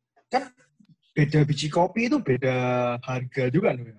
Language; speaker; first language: Indonesian; native; Indonesian